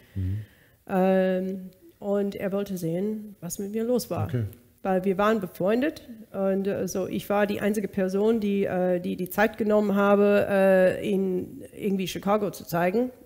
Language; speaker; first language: German; non-native, fluent; English